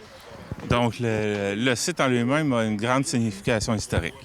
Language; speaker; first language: French; native; French